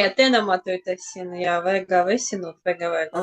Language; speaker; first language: Estonian; non-native, learner; Russian